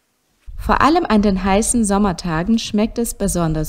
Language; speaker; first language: German; non-native, fluent; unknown